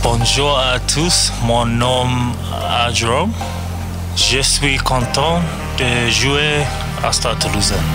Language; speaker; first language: French; non-native, learner; English